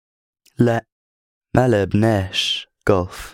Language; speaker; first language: Arabic; non-native, learner; English